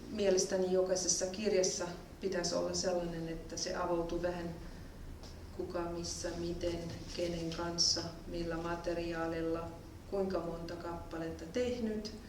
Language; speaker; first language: Finnish; non-native, fluent; German